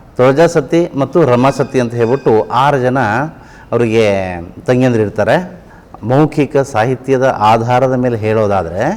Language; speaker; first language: Kannada; non-native, local second language; Lambadi